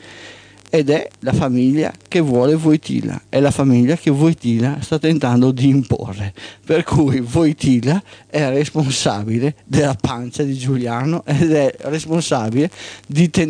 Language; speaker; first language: Italian; native; Italian